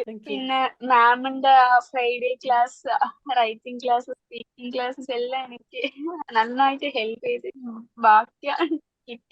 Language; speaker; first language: Malayalam; early bilingual, heritage; Malayalam